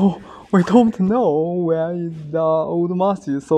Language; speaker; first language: English; non-native, fluent; Chinese